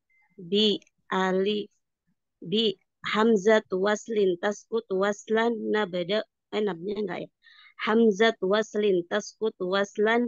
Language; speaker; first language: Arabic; non-native, learner; Indonesian